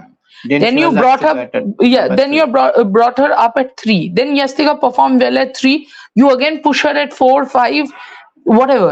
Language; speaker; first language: English; non-native, local second language; Hindi